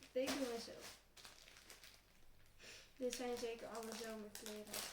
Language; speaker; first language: Dutch; early bilingual, heritage; Turkish